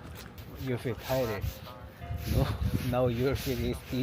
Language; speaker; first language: English; non-native, learner; Korean